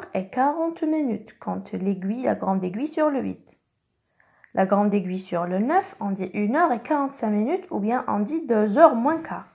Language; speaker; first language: French; non-native, local second language; Arabic